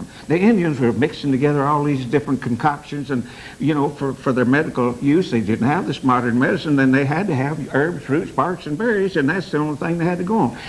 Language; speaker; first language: English; native; English